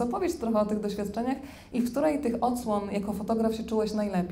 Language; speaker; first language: Polish; native; Polish